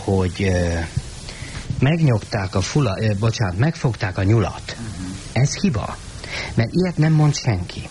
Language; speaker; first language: Hungarian; native; Hungarian